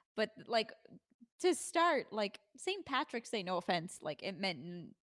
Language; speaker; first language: English; native; English